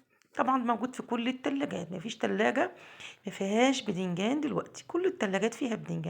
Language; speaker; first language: Arabic; native; Arabic